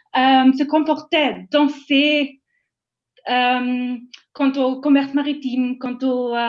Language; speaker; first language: French; non-native, fluent; English